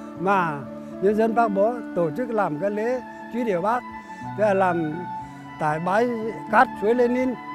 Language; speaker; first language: Vietnamese; non-native, local second language; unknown